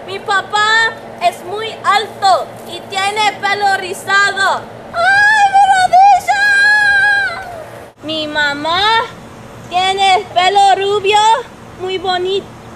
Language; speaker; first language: Spanish; non-native, learner; English